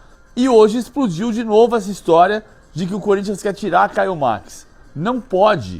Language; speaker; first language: Portuguese; native; Portuguese